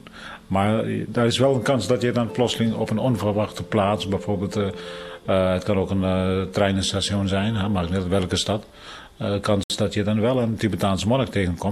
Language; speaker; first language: Dutch; non-native, fluent; Tibetan